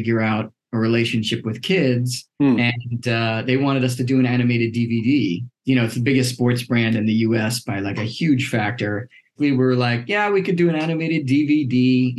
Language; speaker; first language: English; native; English